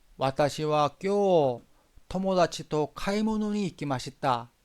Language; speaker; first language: Japanese; non-native, fluent; Korean